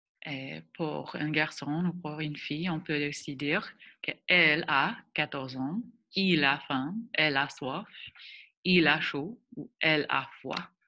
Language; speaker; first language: French; non-native, fluent; English